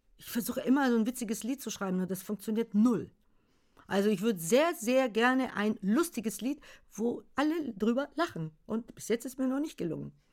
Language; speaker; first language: German; non-native, fluent; Bulgarian